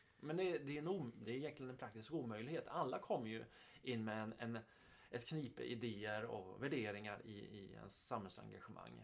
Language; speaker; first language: Swedish; native; Swedish